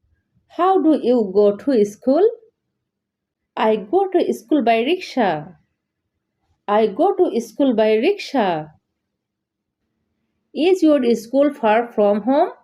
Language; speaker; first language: English; non-native, learner; Bangla